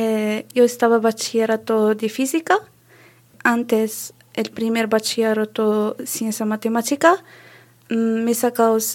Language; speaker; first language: Spanish; non-native, learner; Arabic